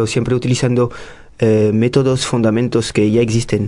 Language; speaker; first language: Spanish; non-native, fluent; French